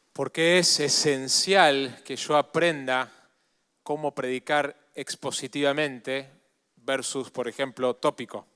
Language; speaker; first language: Spanish; native; Spanish